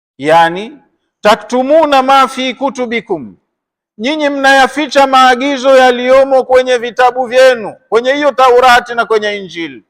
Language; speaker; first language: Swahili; native; Swahili